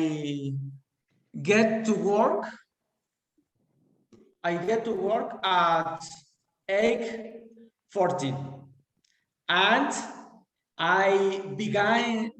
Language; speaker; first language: English; non-native, learner; Spanish